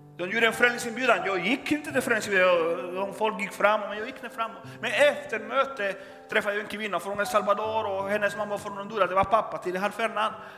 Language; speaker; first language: Swedish; non-native, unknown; Spanish